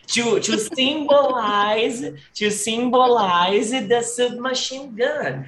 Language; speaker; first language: English; non-native, fluent; Portuguese